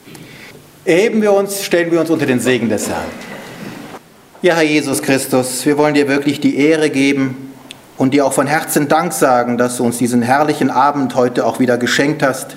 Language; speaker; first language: German; native; German